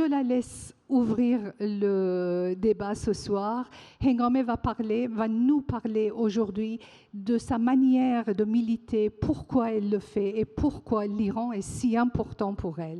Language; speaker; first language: French; non-native, fluent; Persian